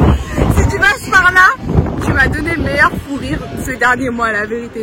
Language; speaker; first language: French; native; French